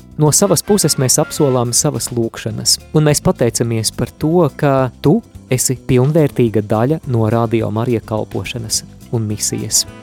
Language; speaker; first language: Latvian; native; Latvian